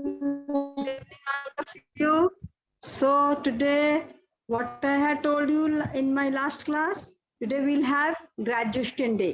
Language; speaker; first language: English; non-native, local second language; Odia